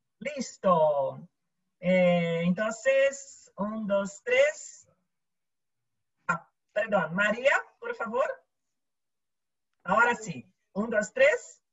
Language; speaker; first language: Spanish; non-native, learner; Portuguese